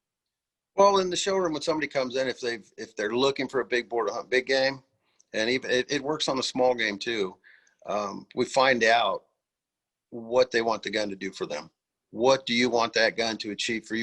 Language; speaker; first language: English; native; English